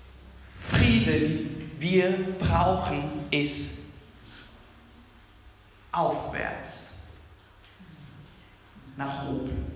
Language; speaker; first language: German; non-native, fluent; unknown